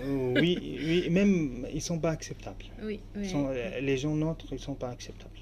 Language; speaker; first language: French; non-native, fluent; Arabic